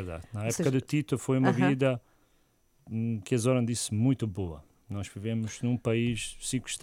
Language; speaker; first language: Portuguese; non-native, learner; Croatian